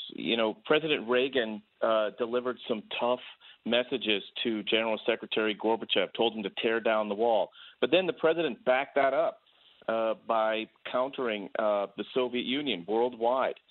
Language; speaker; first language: English; native; English